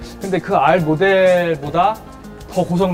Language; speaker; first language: Korean; native; Korean